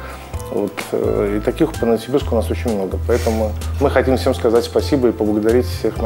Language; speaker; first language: Russian; native; Russian